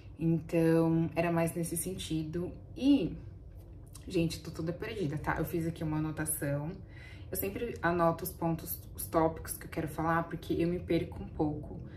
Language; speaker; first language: Portuguese; native; Portuguese